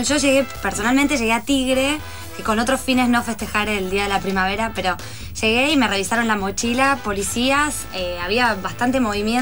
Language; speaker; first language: Spanish; native; Spanish